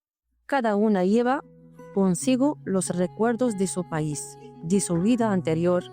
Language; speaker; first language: Spanish; non-native, fluent; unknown